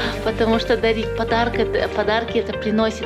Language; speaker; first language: Russian; native; Russian